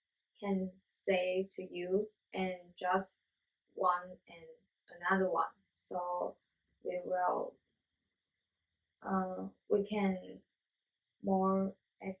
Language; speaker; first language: English; non-native, learner; Chinese